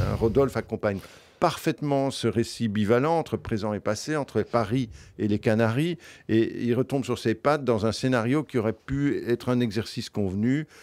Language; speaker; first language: French; native; French